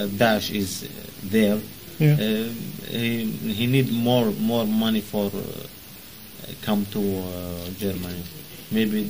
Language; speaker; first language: English; non-native, learner; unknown